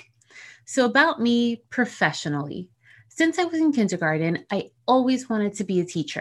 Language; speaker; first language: English; early bilingual, other home language; Spanish